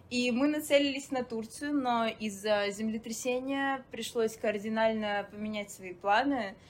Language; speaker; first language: Russian; native; Russian